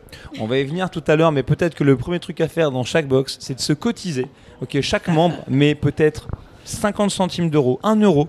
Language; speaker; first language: French; native; French